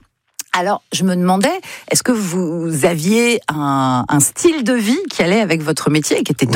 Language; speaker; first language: French; native; French